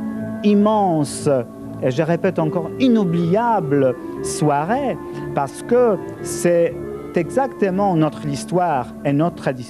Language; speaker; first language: French; non-native, fluent; Polish